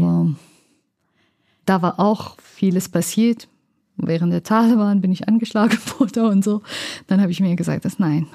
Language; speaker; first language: German; non-native, learner; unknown